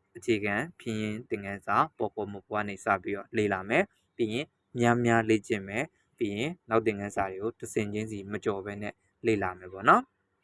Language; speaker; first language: Burmese; native; Burmese